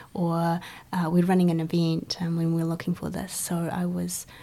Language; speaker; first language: English; early bilingual, other home language; Chinese